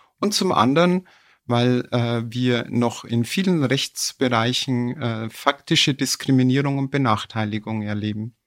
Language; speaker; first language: German; native; German